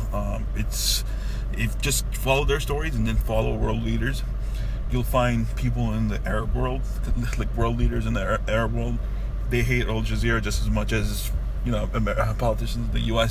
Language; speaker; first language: English; early bilingual, other home language; Urdu